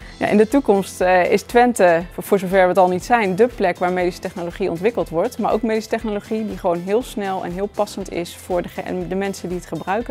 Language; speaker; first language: Dutch; native; Dutch